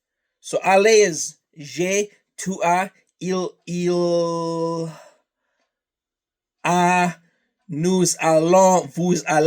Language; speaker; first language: French; non-native, learner; English